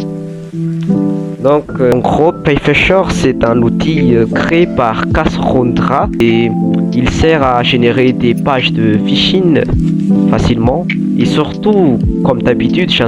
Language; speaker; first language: French; non-native, local second language; Malagasy